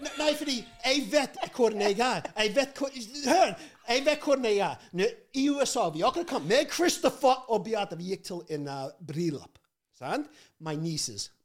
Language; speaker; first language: Norwegian; non-native, fluent; English